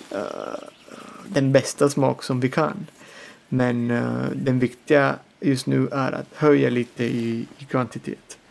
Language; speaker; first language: Swedish; non-native, fluent; Italian